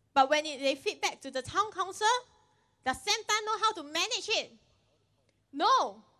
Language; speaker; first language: English; non-native, local second language; Chinese